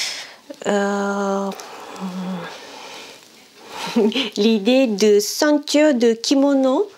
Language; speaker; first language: French; non-native, learner; Japanese